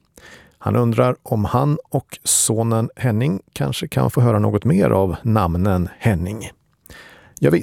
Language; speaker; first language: Swedish; native; Swedish